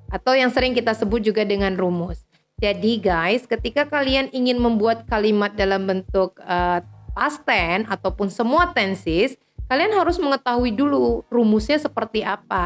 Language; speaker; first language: Indonesian; native; Indonesian